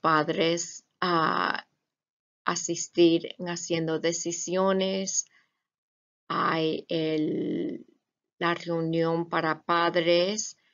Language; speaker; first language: Spanish; non-native, fluent; English